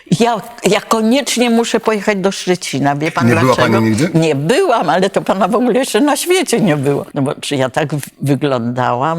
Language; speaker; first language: Polish; native; Polish